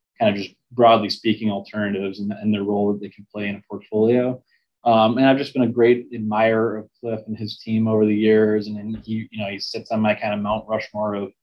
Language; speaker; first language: English; native; English